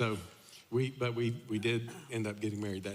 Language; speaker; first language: English; native; English